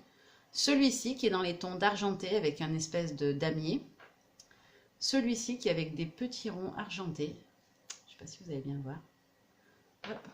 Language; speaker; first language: French; native; French